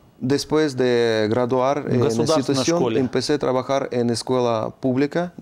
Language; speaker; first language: Spanish; non-native, fluent; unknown